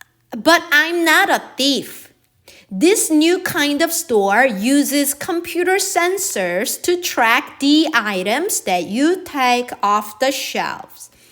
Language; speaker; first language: English; non-native, fluent; Korean